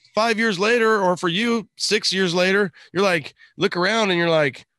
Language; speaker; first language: English; native; English